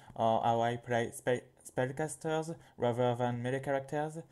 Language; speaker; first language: English; non-native, fluent; French